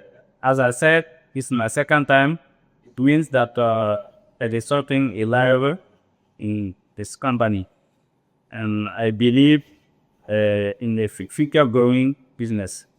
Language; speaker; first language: English; non-native, learner; French